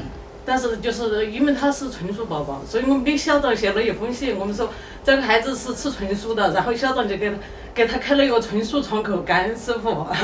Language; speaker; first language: Chinese; native; Chinese